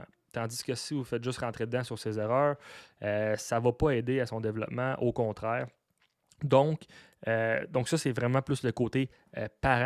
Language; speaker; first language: French; native; French